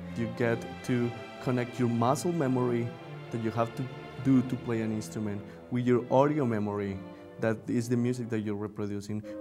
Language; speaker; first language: English; non-native, fluent; Spanish